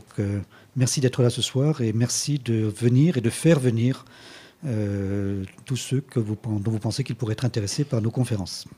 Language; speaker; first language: French; native; French